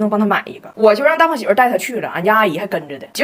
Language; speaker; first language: Chinese; native; Chinese